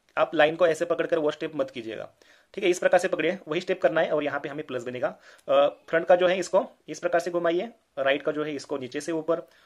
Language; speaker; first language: Hindi; non-native, local second language; Marathi